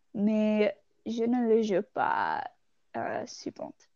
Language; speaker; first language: French; non-native, learner; English